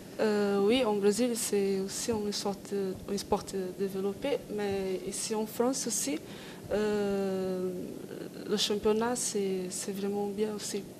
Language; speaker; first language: French; non-native, learner; Portuguese